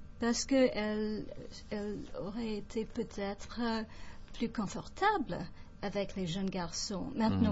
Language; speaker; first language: French; non-native, fluent; English